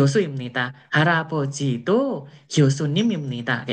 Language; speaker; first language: Korean; non-native, fluent; Indonesian